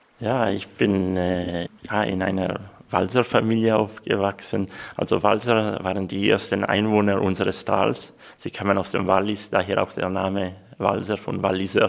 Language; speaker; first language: German; non-native, local second language; Swiss German